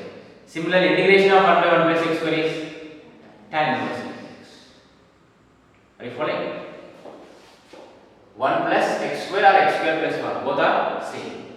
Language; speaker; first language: English; non-native, local second language; Kannada